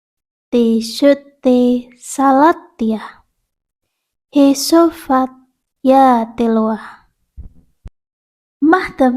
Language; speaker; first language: Finnish; non-native, learner; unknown